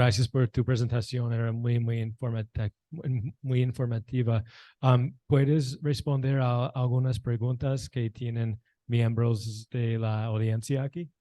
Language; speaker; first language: Spanish; non-native, fluent; English